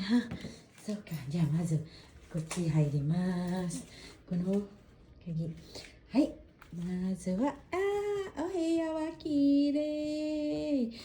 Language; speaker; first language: Japanese; non-native, learner; Filipino